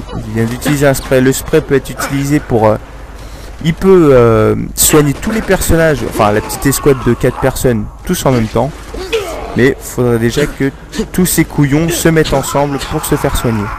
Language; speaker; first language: French; native; French